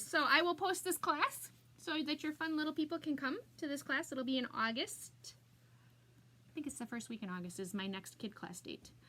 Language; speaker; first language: English; native; English